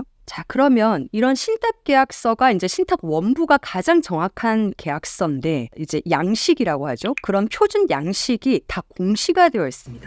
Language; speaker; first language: Korean; native; Korean